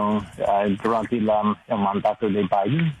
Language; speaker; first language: Spanish; non-native, learner; English